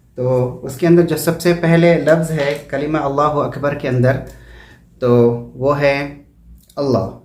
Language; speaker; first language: Urdu; native; Urdu